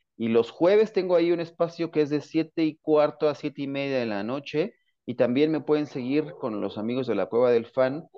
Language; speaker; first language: Spanish; native; Spanish